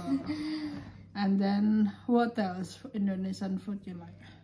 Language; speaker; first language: English; non-native, fluent; Indonesian